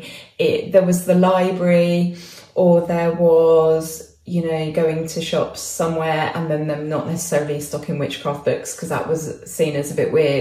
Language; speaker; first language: English; native; English